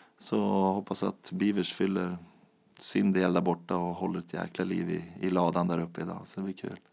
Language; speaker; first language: Swedish; native; Swedish